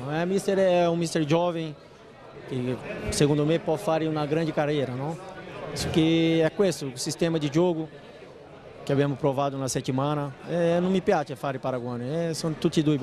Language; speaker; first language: Italian; non-native, fluent; Portuguese